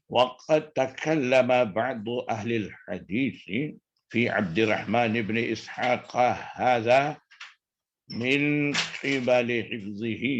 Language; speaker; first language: Arabic; non-native, fluent; Malay